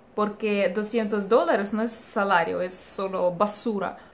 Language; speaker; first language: Spanish; non-native, fluent; Russian